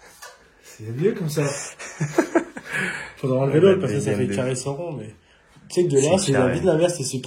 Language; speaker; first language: French; native; French